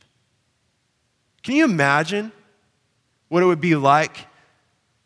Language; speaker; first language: English; native; English